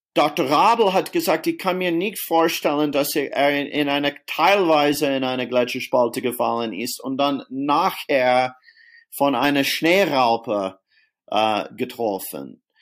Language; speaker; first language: German; non-native, fluent; English